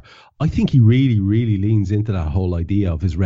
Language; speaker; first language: English; non-native, local second language; Irish